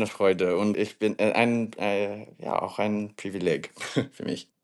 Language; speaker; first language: German; non-native, fluent; English